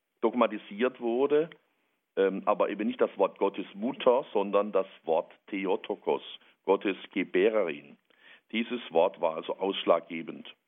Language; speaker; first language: German; native; German